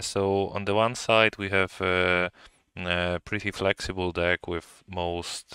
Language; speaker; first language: English; non-native, fluent; Polish